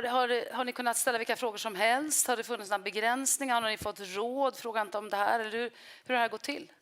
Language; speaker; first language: Swedish; native; Swedish